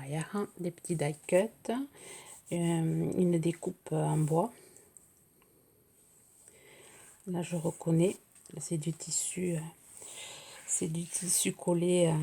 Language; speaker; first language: French; native; French